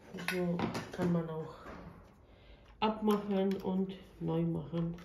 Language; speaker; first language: German; non-native, fluent; Bosnian